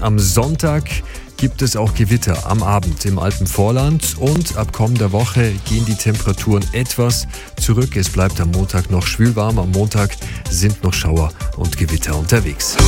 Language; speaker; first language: German; native; German